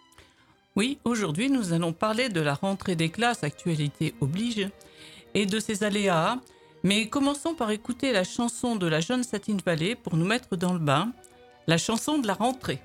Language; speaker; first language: French; native; French